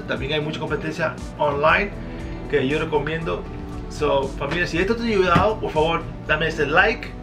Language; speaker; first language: Spanish; early bilingual, heritage; Spanish